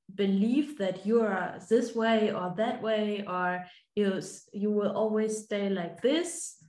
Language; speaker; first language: English; non-native, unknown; German